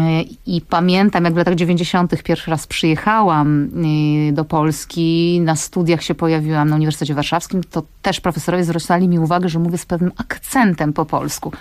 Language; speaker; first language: Polish; early bilingual, heritage; Polish